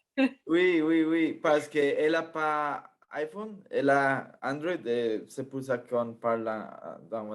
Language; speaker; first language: French; non-native, fluent; Spanish